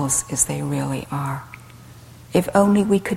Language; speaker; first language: English; native; English